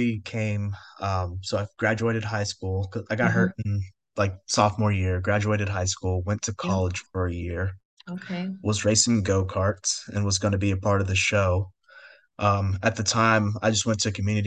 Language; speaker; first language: English; native; English